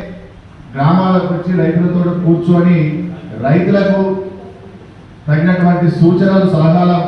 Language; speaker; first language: Telugu; native; Telugu